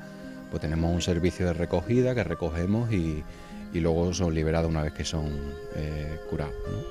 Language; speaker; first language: Spanish; native; Spanish